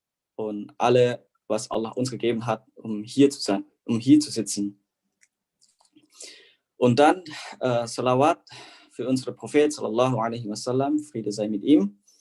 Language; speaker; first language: German; non-native, fluent; Indonesian